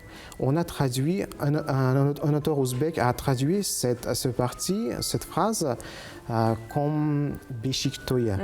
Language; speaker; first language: French; non-native, fluent; Uzbek